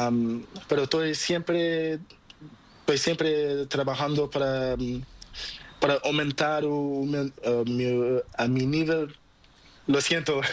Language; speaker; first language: Spanish; non-native, learner; Portuguese